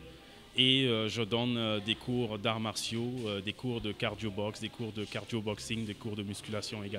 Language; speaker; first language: French; non-native, local second language; Wolof